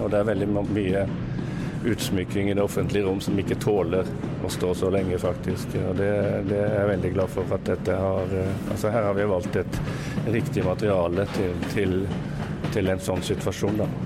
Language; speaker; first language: Norwegian; native; Norwegian